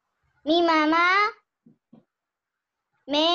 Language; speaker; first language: Spanish; native; Spanish